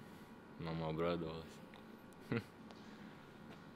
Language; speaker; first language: Russian; native; Russian